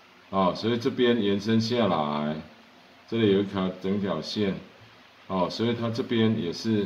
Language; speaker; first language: Chinese; native; Chinese